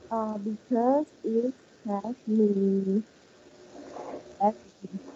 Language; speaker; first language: English; non-native, learner; Vietnamese